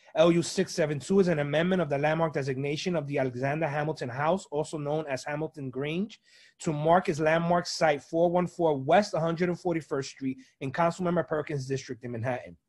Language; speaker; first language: English; native; English